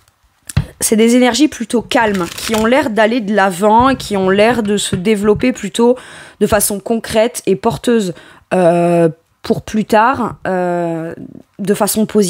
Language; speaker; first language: French; native; French